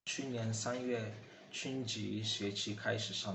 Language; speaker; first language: Chinese; non-native, fluent; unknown